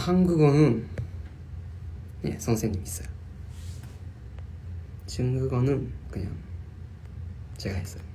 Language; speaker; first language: Korean; non-native, learner; Japanese